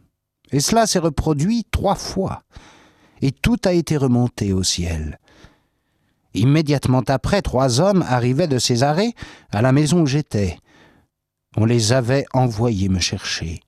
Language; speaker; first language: French; native; French